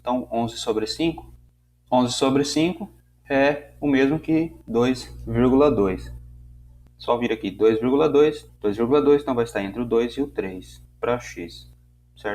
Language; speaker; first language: Portuguese; native; Portuguese